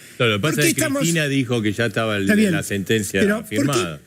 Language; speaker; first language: Spanish; native; Spanish